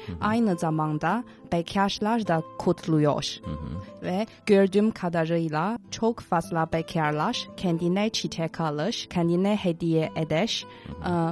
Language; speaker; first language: Turkish; non-native, fluent; Chinese